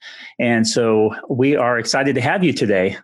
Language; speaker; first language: English; native; English